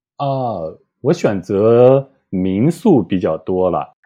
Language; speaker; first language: Chinese; native; Chinese